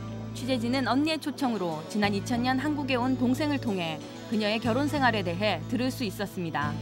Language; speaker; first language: Korean; native; Korean